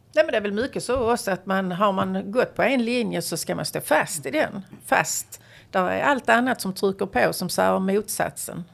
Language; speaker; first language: Swedish; native; Swedish